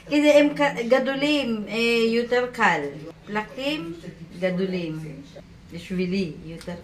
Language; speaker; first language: Hebrew; non-native, learner; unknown